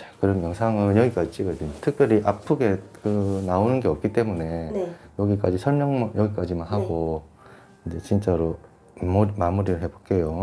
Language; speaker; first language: Korean; native; Korean